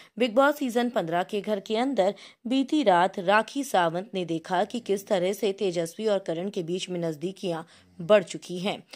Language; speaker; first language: Hindi; native; Hindi